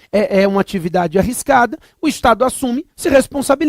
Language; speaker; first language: Portuguese; native; Portuguese